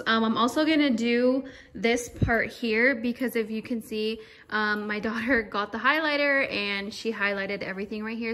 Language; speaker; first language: English; native; English